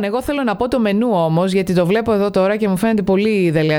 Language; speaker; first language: Greek; native; Greek